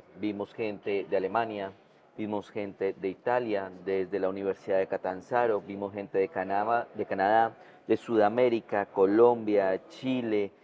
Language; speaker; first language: Spanish; native; Spanish